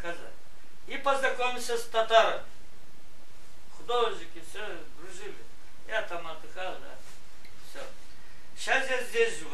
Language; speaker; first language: Russian; non-native, local second language; Gagauz